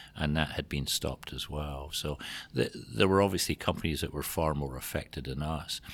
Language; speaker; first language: English; native; English